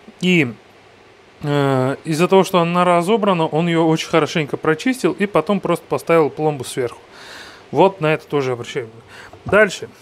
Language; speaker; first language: Russian; non-native, fluent; Georgian